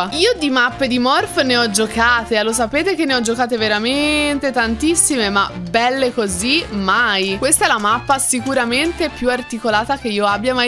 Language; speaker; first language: Italian; native; Italian